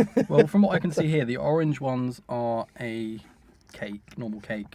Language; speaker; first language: English; native; English